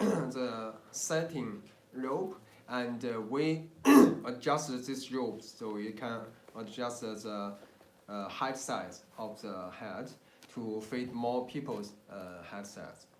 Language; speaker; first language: English; non-native, learner; Chinese